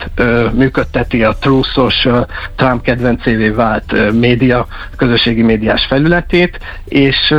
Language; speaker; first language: Hungarian; native; Hungarian